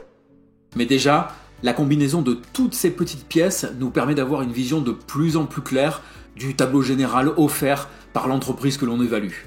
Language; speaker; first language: French; native; French